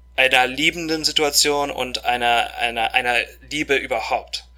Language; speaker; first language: German; non-native, fluent; Russian